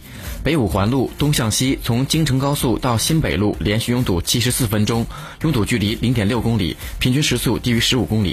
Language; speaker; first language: Chinese; native; Chinese